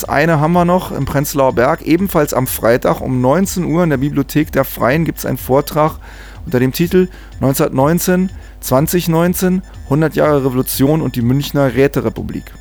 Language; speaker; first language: German; native; German